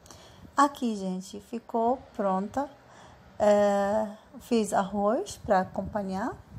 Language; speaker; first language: Portuguese; non-native, fluent; Arabic